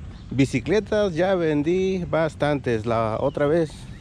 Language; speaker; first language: Spanish; native; Spanish